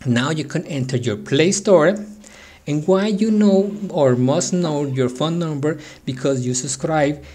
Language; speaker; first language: English; non-native, fluent; Spanish